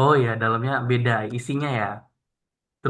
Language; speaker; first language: Indonesian; native; Indonesian